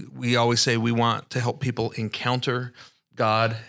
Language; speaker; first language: English; native; English